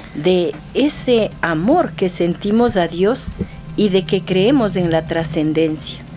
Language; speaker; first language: Spanish; native; Spanish